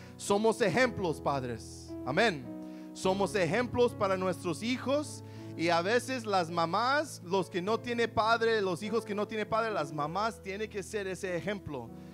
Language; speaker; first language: Spanish; early bilingual, heritage; Spanish